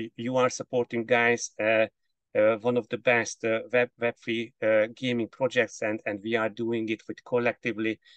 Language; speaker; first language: English; non-native, fluent; Hungarian